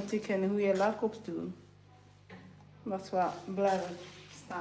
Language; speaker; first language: Dutch; non-native, learner; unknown